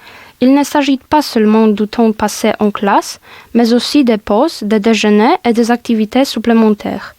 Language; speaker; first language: French; non-native, learner; Polish